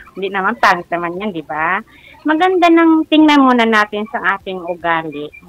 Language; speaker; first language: Filipino; non-native, local second language; Hiligaynon